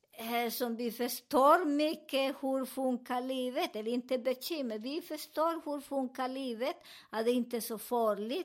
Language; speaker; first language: Swedish; non-native, learner; Spanish